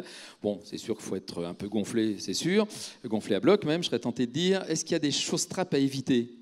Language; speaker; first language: French; native; French